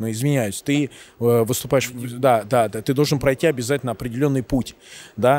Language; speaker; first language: Russian; native; Russian